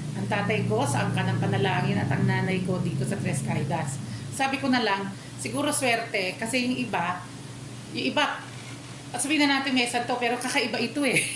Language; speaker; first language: Filipino; native; Filipino